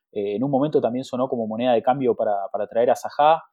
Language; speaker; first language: Spanish; native; Spanish